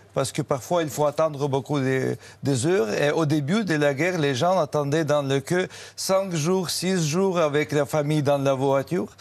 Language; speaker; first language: French; non-native, fluent; Russian